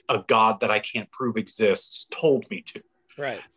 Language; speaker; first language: English; native; English